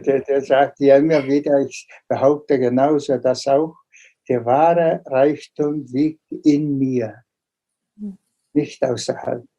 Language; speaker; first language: German; non-native, fluent; Tuvinian